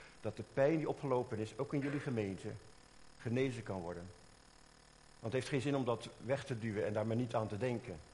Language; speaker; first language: Dutch; native; Dutch